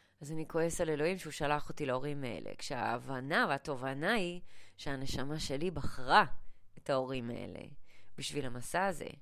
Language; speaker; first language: Hebrew; early bilingual, other home language; English